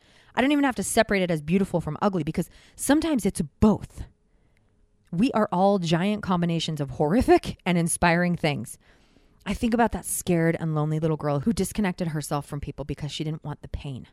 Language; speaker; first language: English; native; English